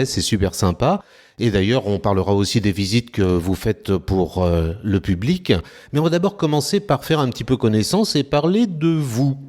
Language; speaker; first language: French; native; French